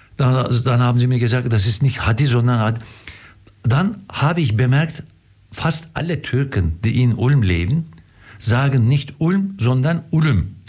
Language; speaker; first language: German; non-native, fluent; Turkish